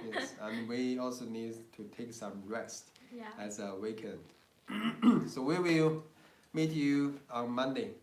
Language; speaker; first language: English; non-native, learner; Chinese